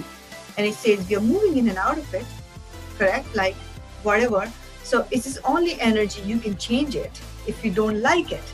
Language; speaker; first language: English; non-native, local second language; Hindi